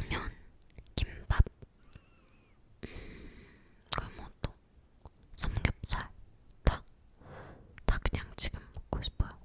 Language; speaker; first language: Korean; non-native, learner; English